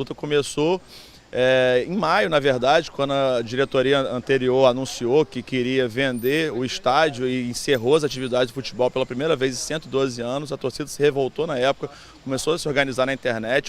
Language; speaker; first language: Portuguese; native; Portuguese